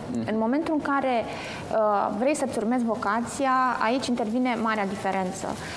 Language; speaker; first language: Romanian; native; Romanian